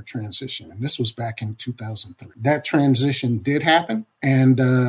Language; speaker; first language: English; native; English